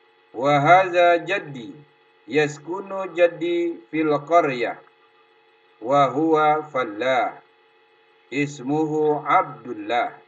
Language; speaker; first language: Arabic; non-native, fluent; Indonesian